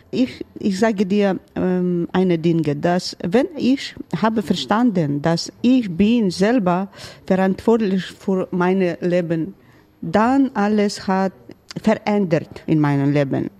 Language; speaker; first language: German; non-native, learner; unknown